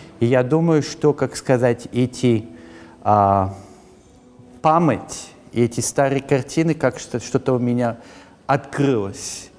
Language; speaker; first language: Russian; early bilingual, heritage; Russian